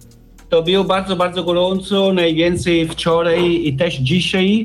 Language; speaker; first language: Polish; non-native, learner; Italian